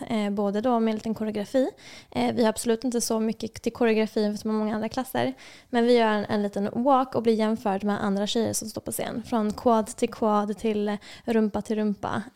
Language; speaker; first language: Swedish; native; Swedish